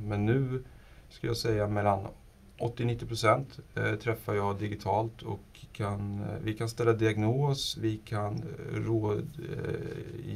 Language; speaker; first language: Swedish; non-native, fluent; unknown